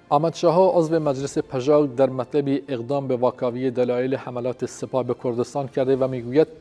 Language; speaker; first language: Persian; non-native, local second language; Central Kurdish